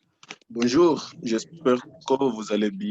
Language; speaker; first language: French; non-native, fluent; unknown